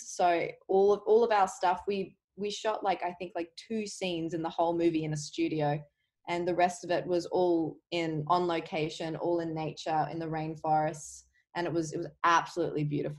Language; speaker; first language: English; native; English